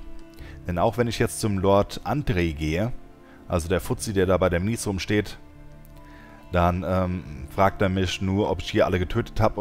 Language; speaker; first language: German; native; German